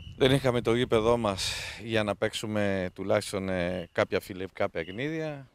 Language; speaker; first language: Greek; non-native, fluent; Spanish